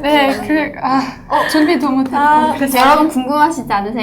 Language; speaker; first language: Korean; non-native, fluent; French